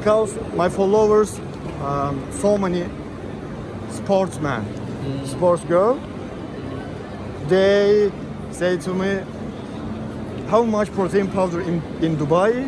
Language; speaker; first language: English; non-native, learner; Turkish